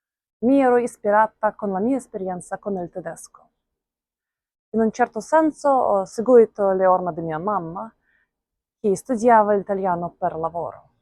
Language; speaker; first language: Italian; non-native, fluent; Russian